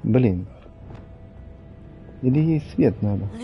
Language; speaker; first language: Russian; native; Russian